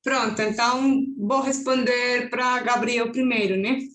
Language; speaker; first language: Portuguese; non-native, fluent; Spanish